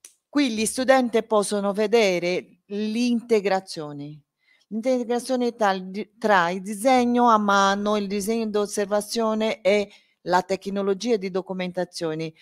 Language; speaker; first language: Italian; non-native, learner; Portuguese